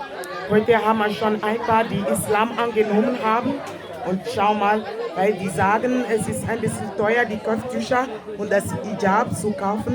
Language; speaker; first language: German; non-native, fluent; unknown